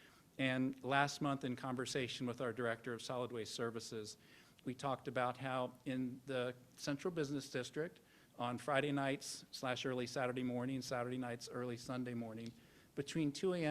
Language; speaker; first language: English; native; English